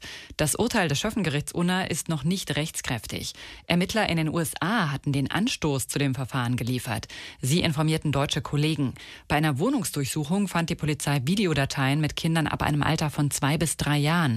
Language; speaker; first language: German; native; German